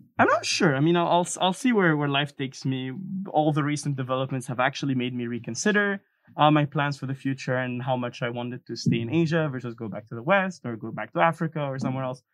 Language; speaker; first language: English; non-native, fluent; Arabic